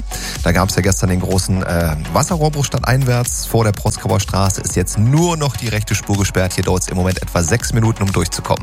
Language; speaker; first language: German; native; German